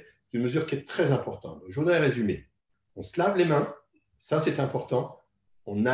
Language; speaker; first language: French; native; French